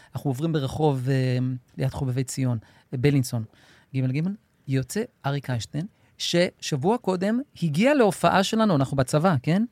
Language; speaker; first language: Hebrew; native; Hebrew